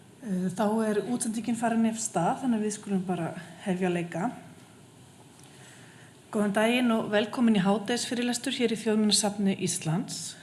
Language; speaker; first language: Icelandic; native; Icelandic